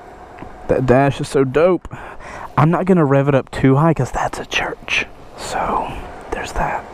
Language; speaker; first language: English; native; English